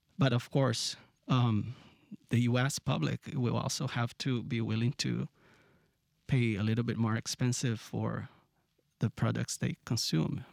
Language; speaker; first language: English; non-native, fluent; Portuguese